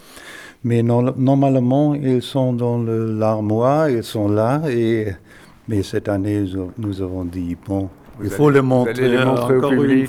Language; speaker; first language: French; non-native, fluent; German